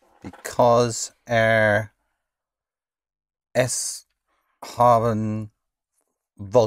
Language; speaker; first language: German; non-native, learner; English